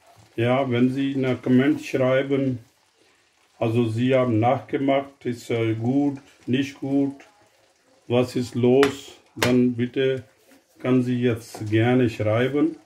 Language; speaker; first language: German; non-native, fluent; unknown